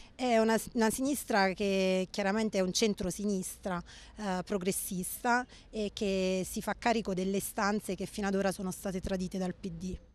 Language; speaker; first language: Italian; native; Italian